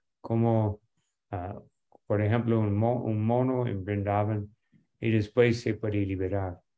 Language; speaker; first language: Spanish; non-native, fluent; English